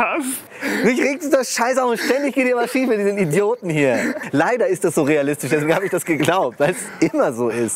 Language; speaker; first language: German; native; German